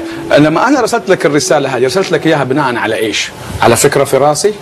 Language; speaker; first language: Arabic; native; Arabic